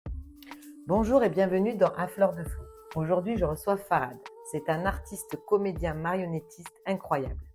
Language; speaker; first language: French; native; French